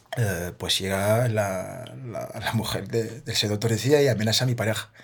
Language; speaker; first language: Spanish; non-native, fluent; French